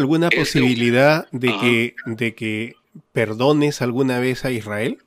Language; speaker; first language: Spanish; native; Spanish